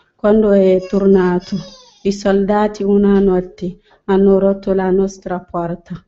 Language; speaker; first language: Italian; non-native, learner; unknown